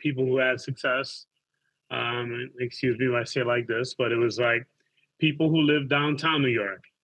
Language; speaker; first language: English; native; English